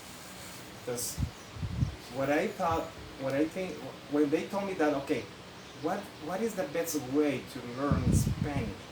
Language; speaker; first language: English; non-native, fluent; Spanish